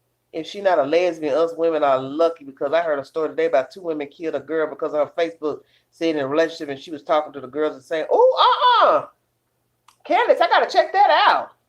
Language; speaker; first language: English; native; English